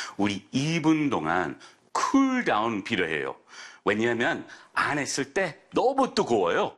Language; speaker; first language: Korean; non-native, learner; English